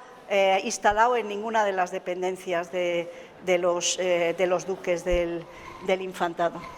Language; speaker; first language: Spanish; native; Spanish